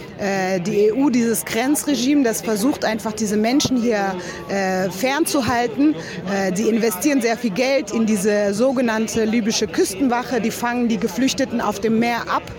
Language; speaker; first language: German; native; German